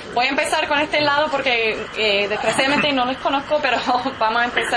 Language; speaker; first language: Spanish; non-native, fluent; English